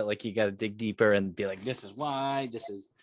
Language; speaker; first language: English; native; English